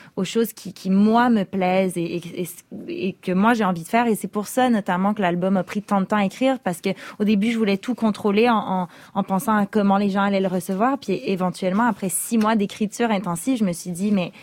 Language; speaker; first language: French; native; French